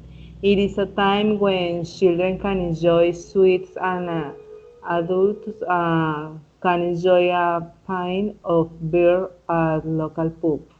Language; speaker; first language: English; non-native, learner; Spanish